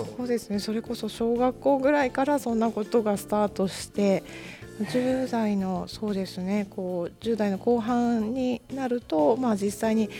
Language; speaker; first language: Japanese; native; Japanese